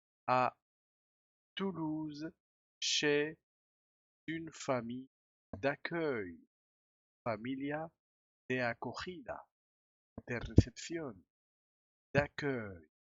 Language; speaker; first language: French; non-native, fluent; Spanish